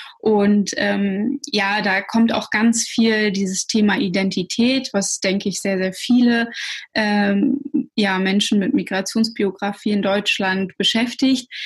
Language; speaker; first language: German; early bilingual, other home language; Russian